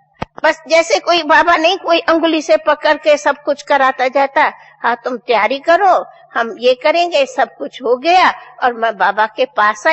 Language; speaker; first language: Hindi; non-native, local second language; Sindhi